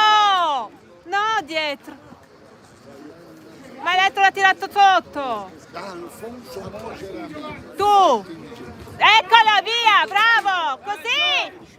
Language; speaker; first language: Italian; native; Italian